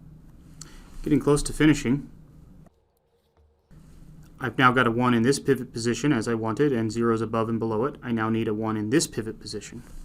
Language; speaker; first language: English; native; English